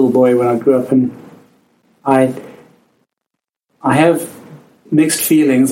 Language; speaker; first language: English; native; English